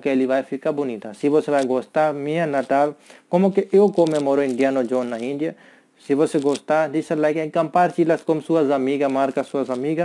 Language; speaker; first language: Portuguese; non-native, learner; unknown